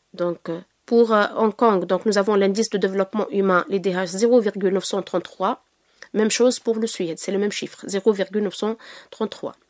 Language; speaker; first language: French; non-native, local second language; Arabic